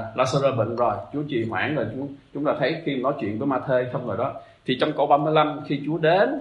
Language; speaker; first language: Vietnamese; native; Vietnamese